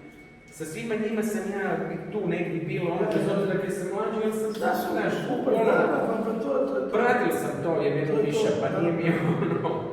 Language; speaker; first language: Croatian; native; Croatian